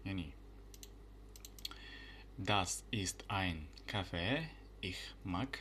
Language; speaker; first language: German; non-native, fluent; Uzbek